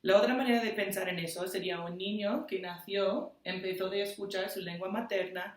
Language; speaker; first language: Spanish; non-native, fluent; English